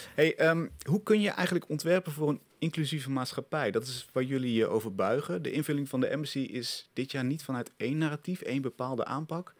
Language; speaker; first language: Dutch; native; Dutch